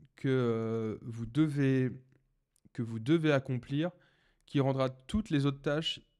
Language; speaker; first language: French; native; French